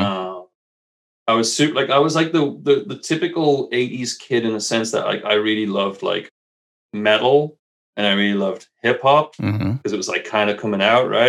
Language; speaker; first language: English; native; English